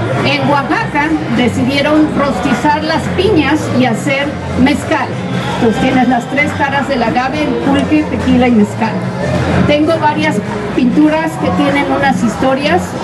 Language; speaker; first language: Spanish; native; Spanish